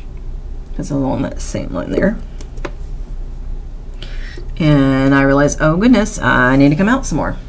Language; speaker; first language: English; native; English